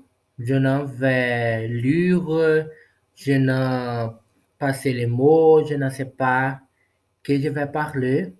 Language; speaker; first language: French; non-native, learner; Portuguese